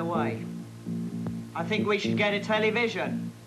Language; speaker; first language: English; native; English